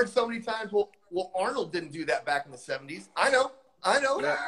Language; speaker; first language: English; native; English